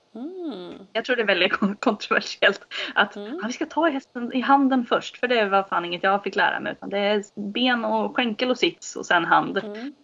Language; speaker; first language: Swedish; native; Swedish